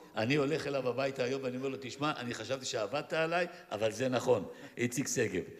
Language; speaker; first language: Hebrew; native; Hebrew